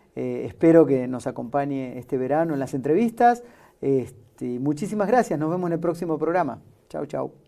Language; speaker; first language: Spanish; native; Spanish